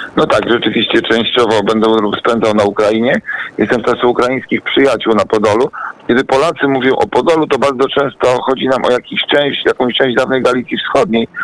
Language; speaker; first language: Polish; native; Polish